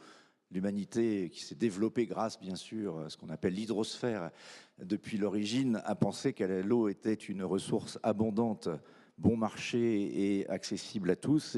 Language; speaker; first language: French; native; French